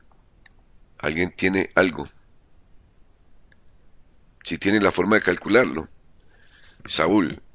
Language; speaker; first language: Spanish; native; Spanish